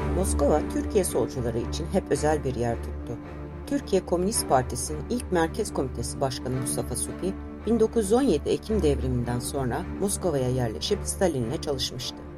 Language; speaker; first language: Turkish; native; Turkish